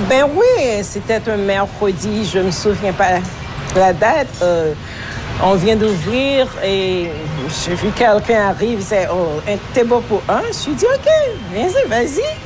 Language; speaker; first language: French; non-native, local second language; Haitian Creole